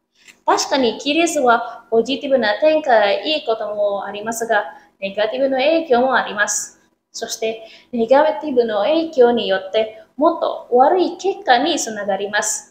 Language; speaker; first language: Japanese; non-native, learner; Indonesian